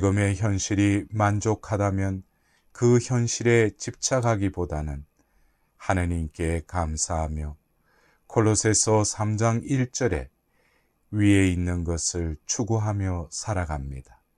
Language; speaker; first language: Korean; native; Korean